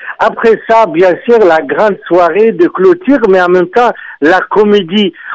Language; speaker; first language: French; non-native, local second language; Arabic